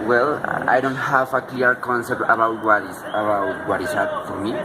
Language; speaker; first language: English; non-native, learner; Spanish